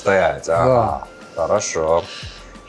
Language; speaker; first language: Russian; non-native, fluent; Armenian